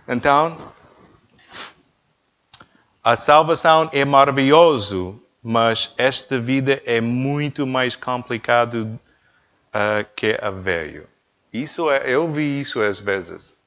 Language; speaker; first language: Portuguese; non-native, learner; English